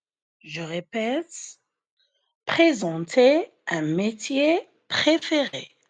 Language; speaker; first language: French; non-native, fluent; Arabic